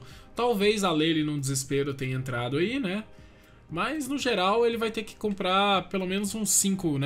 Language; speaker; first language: Portuguese; native; Portuguese